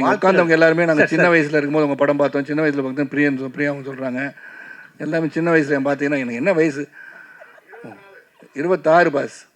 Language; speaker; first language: Tamil; native; Tamil